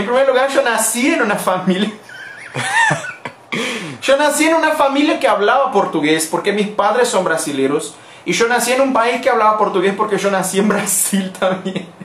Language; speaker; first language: Spanish; non-native, fluent; Portuguese